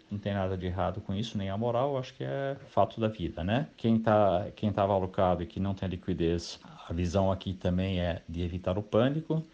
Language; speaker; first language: Portuguese; native; Portuguese